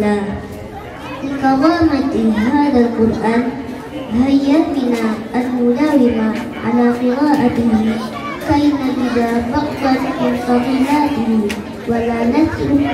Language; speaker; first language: Arabic; non-native, learner; Indonesian